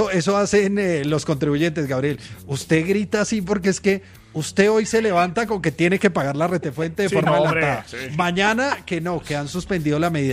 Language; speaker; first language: Spanish; native; Spanish